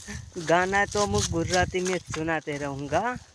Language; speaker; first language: Hindi; non-native, local second language; Gujarati